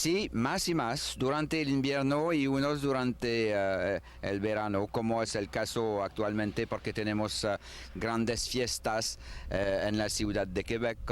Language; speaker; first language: Spanish; non-native, learner; French